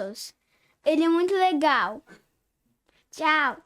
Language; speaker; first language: Portuguese; early bilingual, heritage; Portuguese